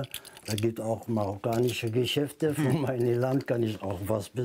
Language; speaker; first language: German; non-native, learner; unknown